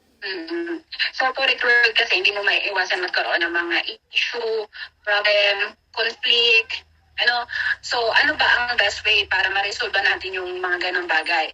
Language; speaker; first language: Filipino; native; Filipino